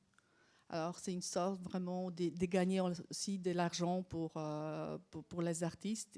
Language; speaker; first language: French; non-native, fluent; Polish